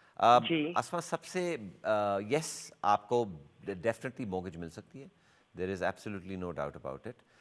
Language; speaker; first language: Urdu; early bilingual, heritage; Urdu